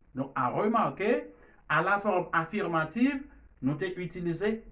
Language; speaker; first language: French; non-native, learner; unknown